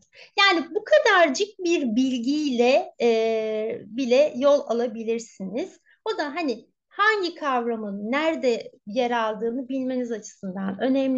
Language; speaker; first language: Turkish; native; Turkish